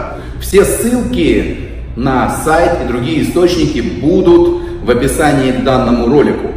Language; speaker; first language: Russian; native; Russian